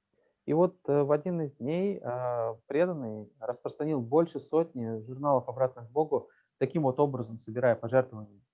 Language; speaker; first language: Russian; native; Russian